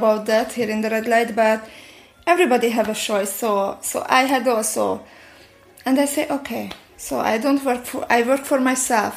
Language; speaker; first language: English; non-native, learner; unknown